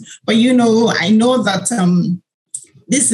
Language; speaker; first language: English; non-native, local second language; Yoruba